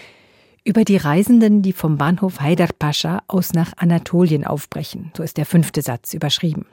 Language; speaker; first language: German; native; German